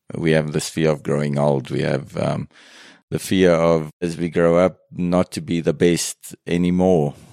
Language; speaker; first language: English; non-native, fluent; French